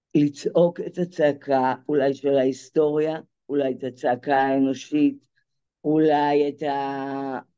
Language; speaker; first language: Hebrew; native; Hebrew